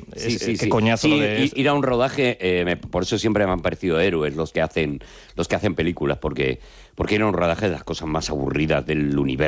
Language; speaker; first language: Spanish; native; Spanish